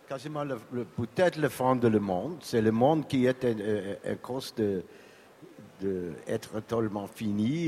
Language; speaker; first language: French; non-native, learner; English